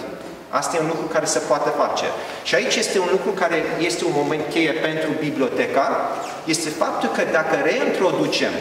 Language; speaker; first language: Romanian; early bilingual, heritage; Romanian